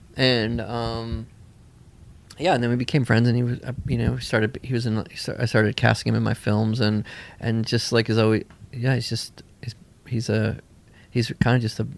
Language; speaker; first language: English; native; English